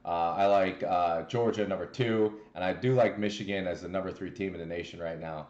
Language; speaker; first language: English; native; English